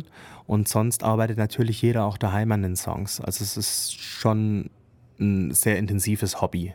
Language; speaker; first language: German; native; German